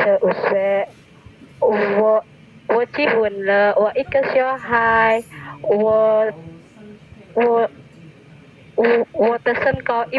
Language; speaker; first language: Chinese; non-native, learner; Javanese